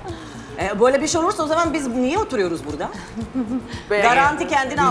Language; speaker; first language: Turkish; non-native, fluent; Serbian